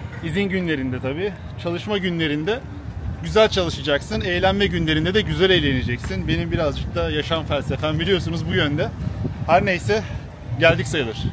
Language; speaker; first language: Turkish; native; Turkish